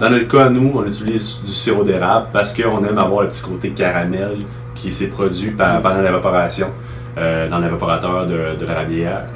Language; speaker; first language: French; native; French